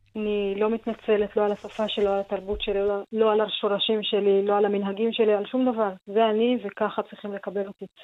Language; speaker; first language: Hebrew; non-native, local second language; Arabic